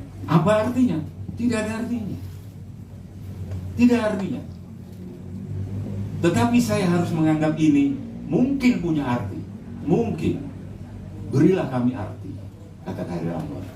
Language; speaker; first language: Indonesian; non-native, local second language; Javanese